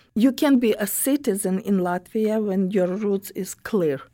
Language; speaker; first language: English; non-native, learner; Ukrainian